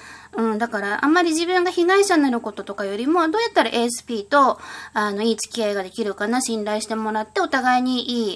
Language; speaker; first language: Japanese; native; Japanese